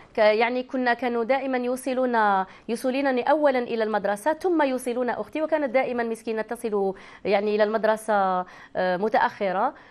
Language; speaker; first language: Arabic; native; Arabic